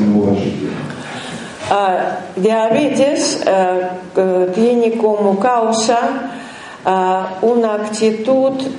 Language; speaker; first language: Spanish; non-native, learner; Russian